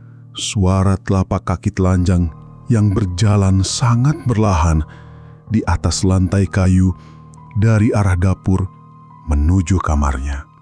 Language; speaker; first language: Indonesian; native; Indonesian